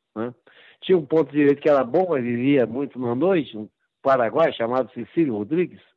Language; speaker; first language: Portuguese; native; Portuguese